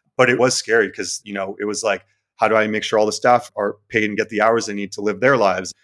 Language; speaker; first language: English; native; English